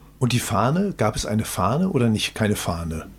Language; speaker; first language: German; native; German